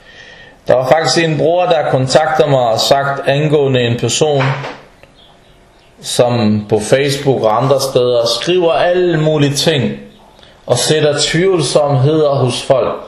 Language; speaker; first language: Danish; non-native, fluent; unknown